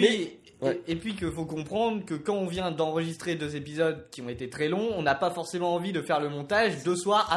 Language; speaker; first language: French; native; French